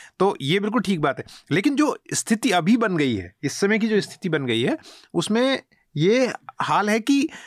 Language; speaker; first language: Hindi; native; Hindi